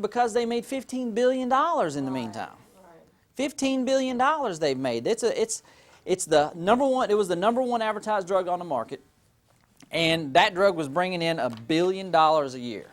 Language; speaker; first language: English; native; English